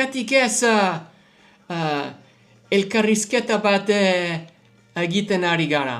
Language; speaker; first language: Basque; non-native, learner; English